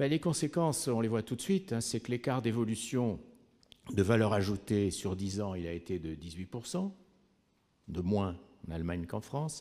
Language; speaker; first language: French; native; French